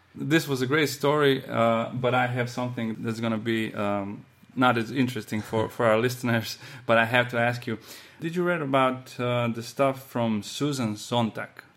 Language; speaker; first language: English; non-native, fluent; Slovenian